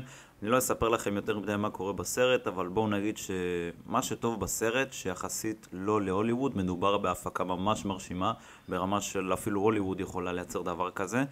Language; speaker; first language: Hebrew; native; Hebrew